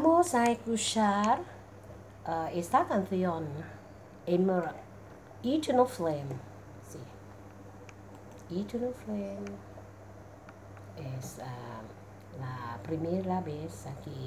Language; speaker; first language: Spanish; non-native, learner; Thai